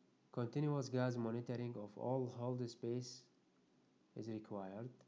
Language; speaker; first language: English; non-native, fluent; Arabic